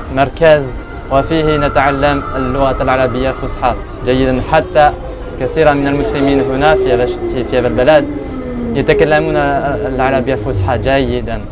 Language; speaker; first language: Arabic; non-native, learner; French